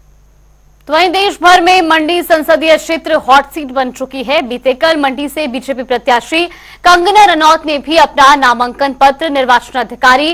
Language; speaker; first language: Hindi; native; Hindi